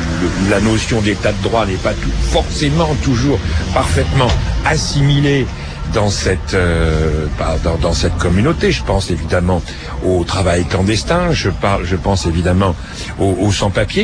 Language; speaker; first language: French; native; French